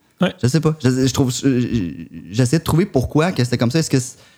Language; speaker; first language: French; native; French